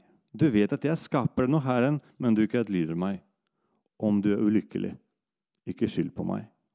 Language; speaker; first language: Norwegian; non-native, fluent; Russian